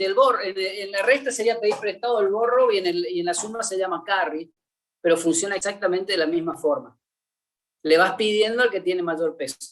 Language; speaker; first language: Spanish; native; Spanish